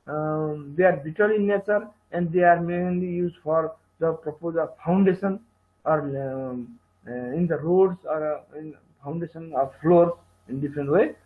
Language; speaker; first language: English; non-native, local second language; Nepali